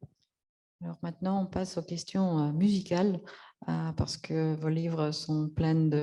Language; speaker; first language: French; non-native, fluent; Russian